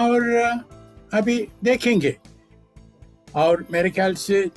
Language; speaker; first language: Hindi; non-native, fluent; Malayalam